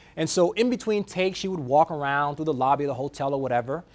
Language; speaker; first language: English; native; English